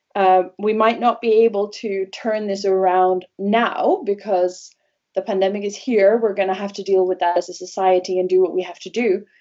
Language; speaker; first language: English; non-native, fluent; Norwegian